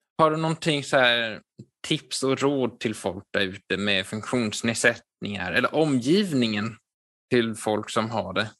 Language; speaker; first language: Swedish; native; Swedish